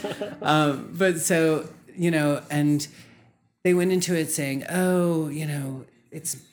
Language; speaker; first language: English; native; English